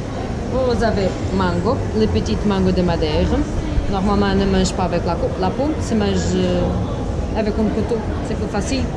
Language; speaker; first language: French; non-native, learner; Portuguese